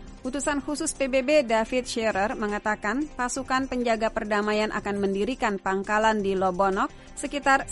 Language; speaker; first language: Indonesian; native; Indonesian